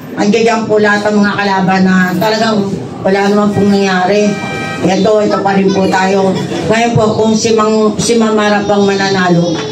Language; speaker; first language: Filipino; native; Filipino